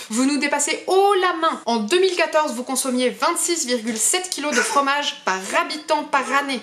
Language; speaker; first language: French; early bilingual, other home language; Hebrew